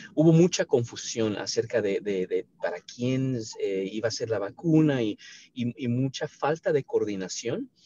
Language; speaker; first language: Spanish; native; Spanish